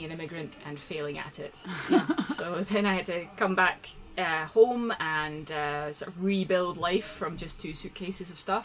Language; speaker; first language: English; native; English